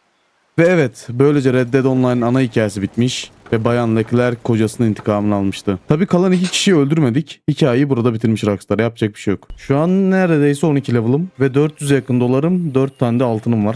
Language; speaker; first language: Turkish; native; Turkish